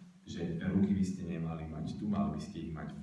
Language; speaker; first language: Slovak; native; Slovak